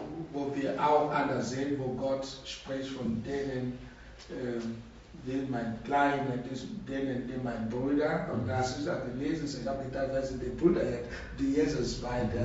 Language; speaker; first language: German; non-native, learner; Russian